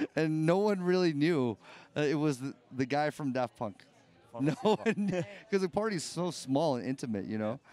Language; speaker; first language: English; native; English